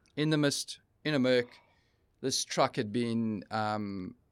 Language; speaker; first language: English; native; English